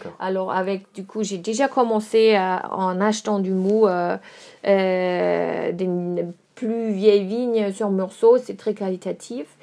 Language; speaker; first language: French; non-native, fluent; German